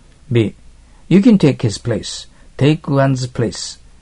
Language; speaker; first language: English; non-native, fluent; Japanese